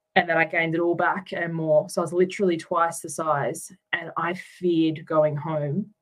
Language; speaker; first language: English; native; English